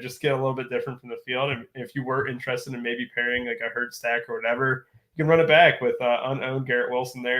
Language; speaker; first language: English; native; English